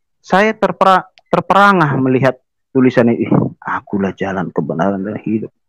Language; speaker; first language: Indonesian; native; Indonesian